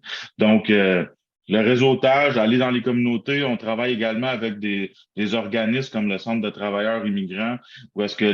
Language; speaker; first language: French; native; French